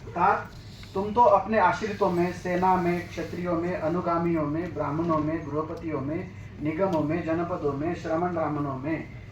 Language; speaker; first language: Hindi; non-native, local second language; Marathi